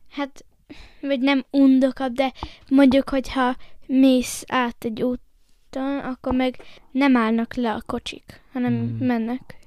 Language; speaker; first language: Hungarian; early bilingual, heritage; Hungarian